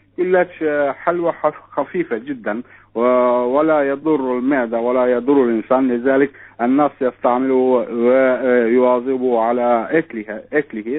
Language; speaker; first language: Arabic; non-native, fluent; Turkish